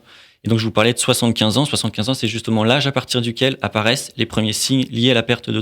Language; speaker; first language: French; native; French